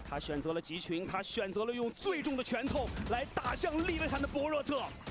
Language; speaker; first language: Chinese; native; Chinese